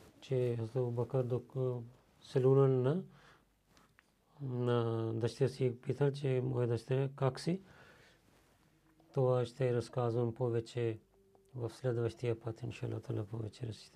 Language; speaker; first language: Bulgarian; non-native, learner; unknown